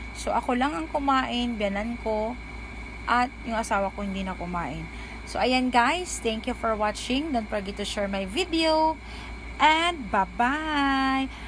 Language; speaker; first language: Filipino; non-native, local second language; Cebuano